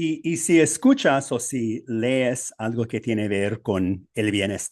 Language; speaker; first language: Spanish; non-native, fluent; English